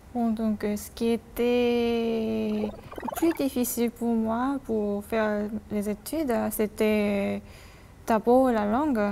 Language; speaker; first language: French; non-native, fluent; Korean